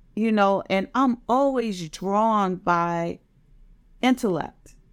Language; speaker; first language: English; native; English